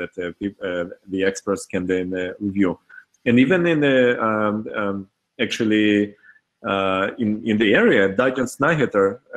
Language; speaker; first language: English; early bilingual, other home language; Hebrew